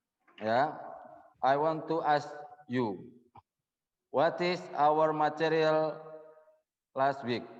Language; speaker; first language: English; non-native, learner; Indonesian